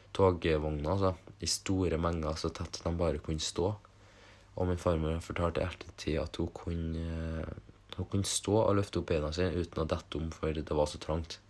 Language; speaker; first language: Norwegian; early bilingual, other home language; German